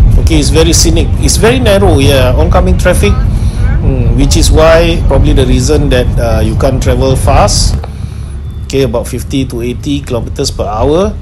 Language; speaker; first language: English; non-native, local second language; Malay